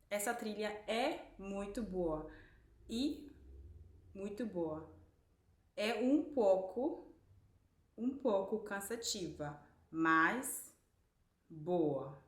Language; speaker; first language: Portuguese; non-native, fluent; English